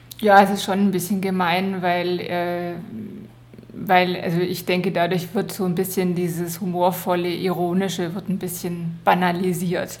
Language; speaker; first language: German; native; German